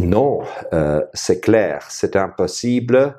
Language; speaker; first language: French; non-native, fluent; German